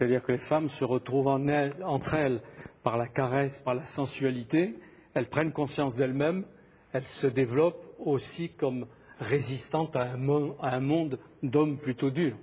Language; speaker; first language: French; native; French